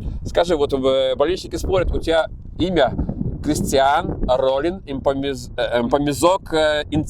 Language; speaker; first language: Russian; native; Russian